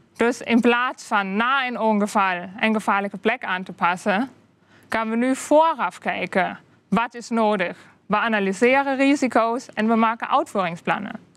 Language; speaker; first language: Dutch; non-native, fluent; German